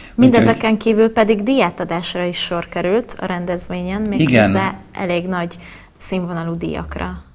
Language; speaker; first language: Hungarian; native; Hungarian